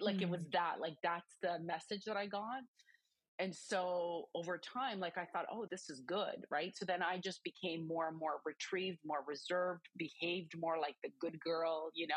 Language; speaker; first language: English; early bilingual, other home language; Croatian